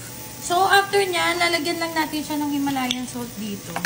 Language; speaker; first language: Filipino; native; Filipino